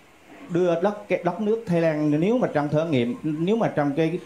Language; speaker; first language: Vietnamese; native; Vietnamese